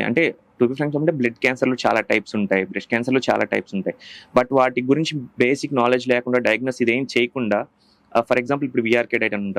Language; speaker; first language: Telugu; native; Telugu